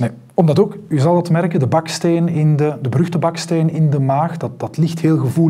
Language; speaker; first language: Dutch; native; Dutch